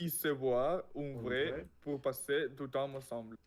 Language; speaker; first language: French; non-native, learner; Russian